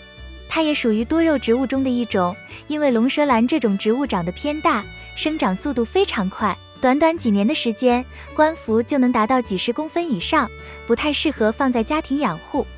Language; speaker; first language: Chinese; native; Chinese